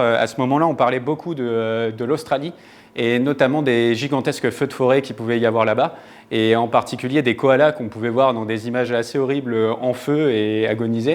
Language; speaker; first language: French; native; French